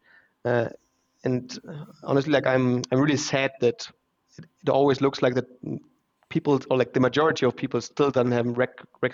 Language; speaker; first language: English; non-native, fluent; German